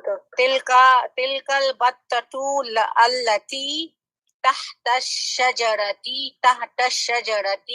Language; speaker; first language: Arabic; non-native, learner; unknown